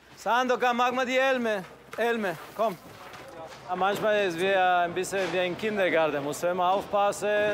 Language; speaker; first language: German; non-native, learner; Italian